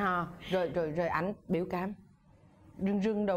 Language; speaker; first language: Vietnamese; native; Vietnamese